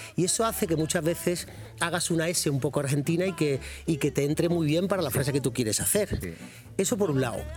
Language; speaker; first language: Spanish; native; Spanish